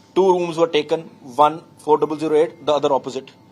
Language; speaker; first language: English; non-native, local second language; Punjabi